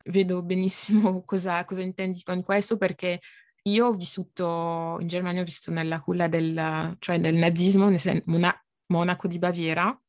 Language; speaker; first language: Italian; non-native, fluent; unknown